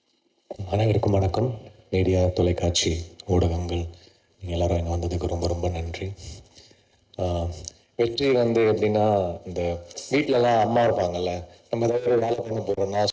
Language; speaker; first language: Tamil; native; Tamil